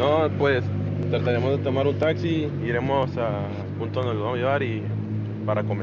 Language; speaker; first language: Spanish; native; Spanish